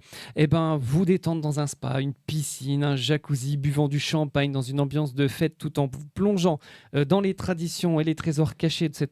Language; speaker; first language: French; native; French